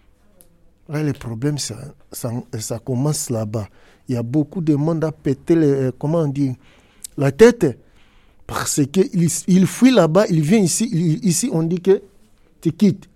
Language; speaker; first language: French; non-native, learner; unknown